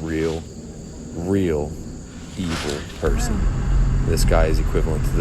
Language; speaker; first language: English; native; English